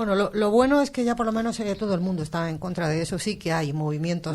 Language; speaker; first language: Spanish; native; Spanish